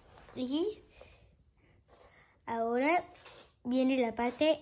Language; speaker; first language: Spanish; early bilingual, heritage; Spanish